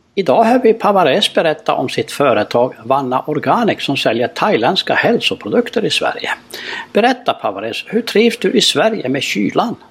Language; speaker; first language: Swedish; native; Swedish